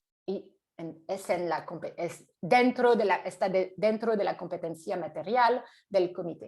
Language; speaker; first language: Spanish; non-native, fluent; French